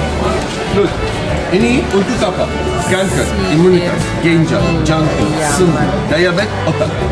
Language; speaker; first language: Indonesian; non-native, learner; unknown